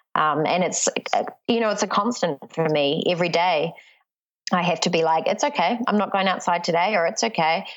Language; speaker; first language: English; native; English